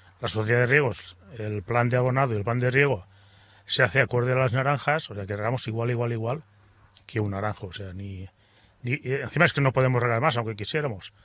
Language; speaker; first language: Spanish; non-native, local second language; Catalan